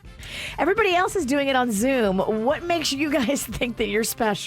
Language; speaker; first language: English; native; English